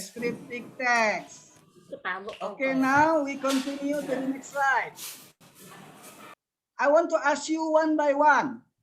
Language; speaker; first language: English; non-native, learner; Indonesian